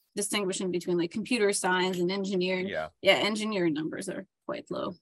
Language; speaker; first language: English; non-native, fluent; Ukrainian